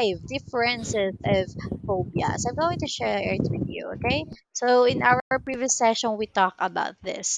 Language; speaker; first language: English; non-native, local second language; Filipino